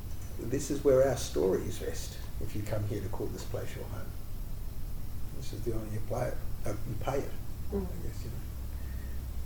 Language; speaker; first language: English; native; English